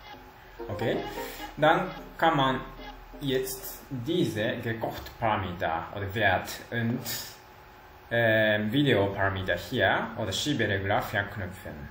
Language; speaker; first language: German; non-native, learner; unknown